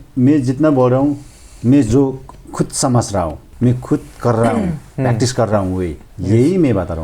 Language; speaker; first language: Hindi; non-native, fluent; Sherpa